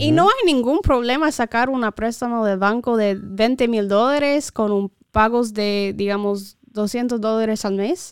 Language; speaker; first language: Spanish; non-native, fluent; English